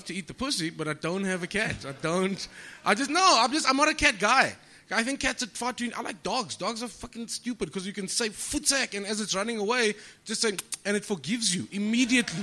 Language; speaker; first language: English; native; English